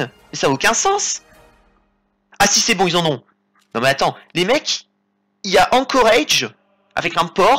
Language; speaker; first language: French; native; French